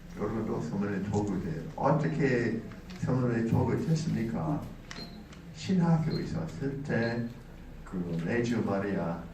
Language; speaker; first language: Korean; non-native, learner; English